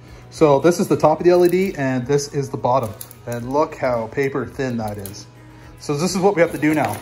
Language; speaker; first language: English; native; English